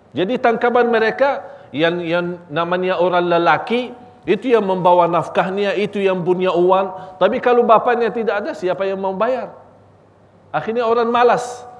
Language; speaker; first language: Malay; non-native, fluent; Arabic